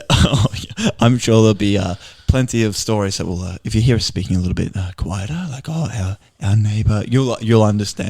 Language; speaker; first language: English; native; English